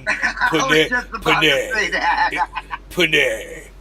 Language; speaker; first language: English; native; English